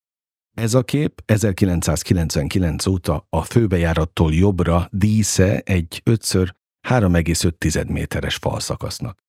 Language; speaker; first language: Hungarian; native; Hungarian